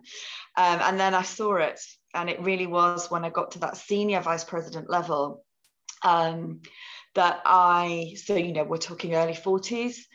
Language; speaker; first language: English; native; English